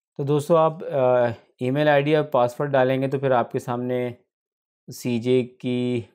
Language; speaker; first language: Urdu; native; Urdu